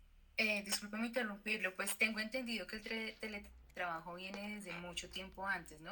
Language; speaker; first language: Spanish; native; Spanish